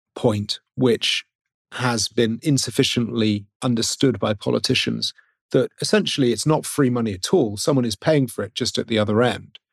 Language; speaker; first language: English; native; English